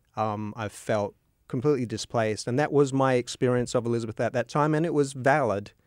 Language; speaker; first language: English; native; English